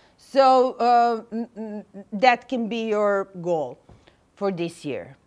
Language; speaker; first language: English; non-native, fluent; Serbian